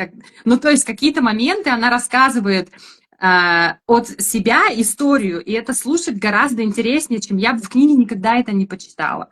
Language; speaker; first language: Russian; native; Russian